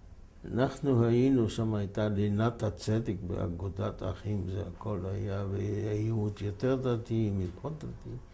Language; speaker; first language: Hebrew; non-native, fluent; German